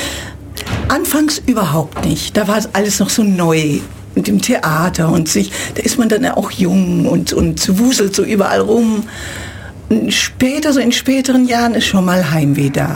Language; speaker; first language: German; native; German